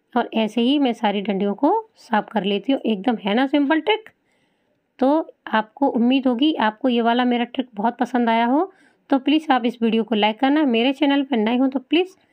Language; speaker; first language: Hindi; native; Hindi